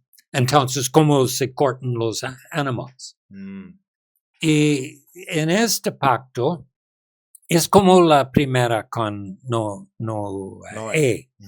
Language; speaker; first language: Spanish; non-native, learner; English